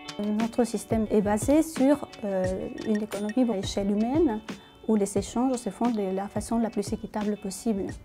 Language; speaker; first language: French; non-native, fluent; Spanish